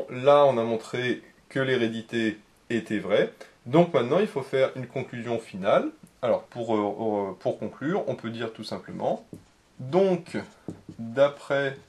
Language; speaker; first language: French; native; French